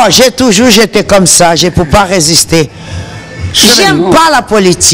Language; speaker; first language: French; non-native, fluent; Portuguese